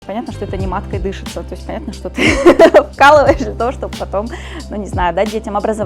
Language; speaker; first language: Russian; native; Russian